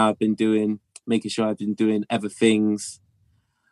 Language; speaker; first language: English; native; English